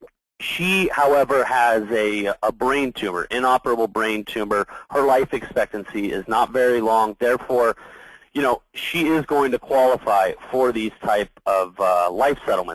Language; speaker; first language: English; native; English